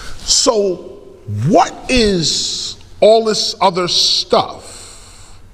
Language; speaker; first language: English; native; English